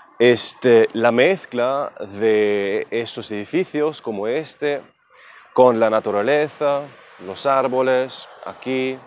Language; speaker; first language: Spanish; non-native, fluent; German